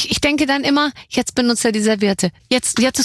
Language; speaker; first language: German; native; German